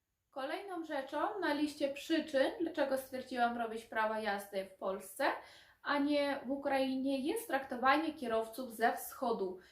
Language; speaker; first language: Polish; non-native, fluent; Ukrainian